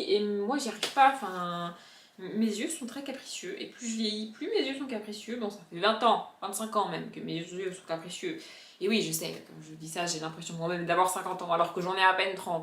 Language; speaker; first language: French; native; French